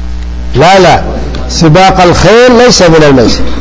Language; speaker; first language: Arabic; native; Arabic